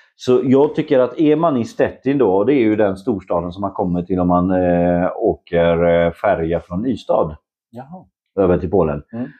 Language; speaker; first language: Swedish; non-native, fluent; Polish